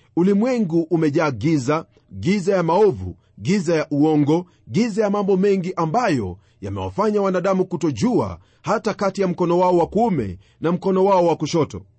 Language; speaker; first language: Swahili; non-native, local second language; Luyia